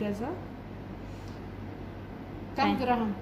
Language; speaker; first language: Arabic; non-native, learner; Amharic